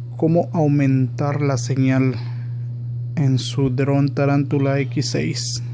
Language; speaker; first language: Spanish; native; Spanish